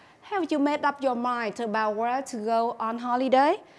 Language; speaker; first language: English; non-native, fluent; Vietnamese